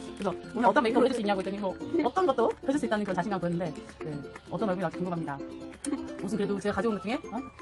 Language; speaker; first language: Korean; native; Korean